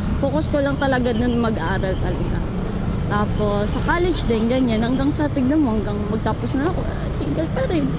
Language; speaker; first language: Filipino; non-native, local second language; Cebuano